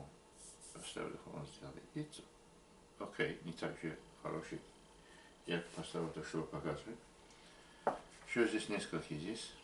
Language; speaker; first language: Russian; non-native, learner; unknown